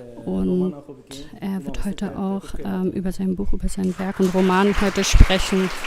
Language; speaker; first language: German; non-native, fluent; Kurdish